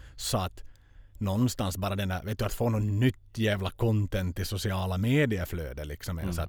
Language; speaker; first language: Swedish; native; Swedish